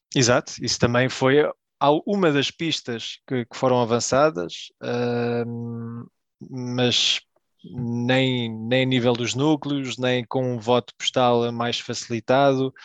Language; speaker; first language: Portuguese; early bilingual, heritage; Portuguese